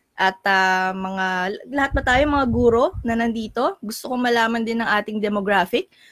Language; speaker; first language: Filipino; native; Filipino